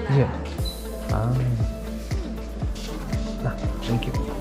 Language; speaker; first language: English; non-native, local second language; Urdu